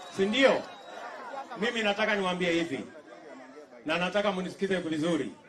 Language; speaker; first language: Swahili; non-native, local second language; Kalenjin